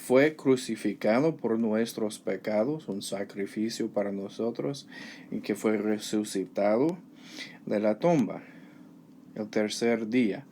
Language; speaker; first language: Spanish; non-native, learner; English